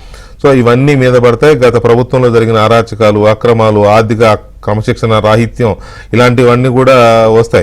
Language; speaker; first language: Telugu; native; Telugu